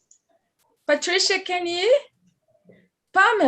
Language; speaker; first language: English; non-native, learner; Portuguese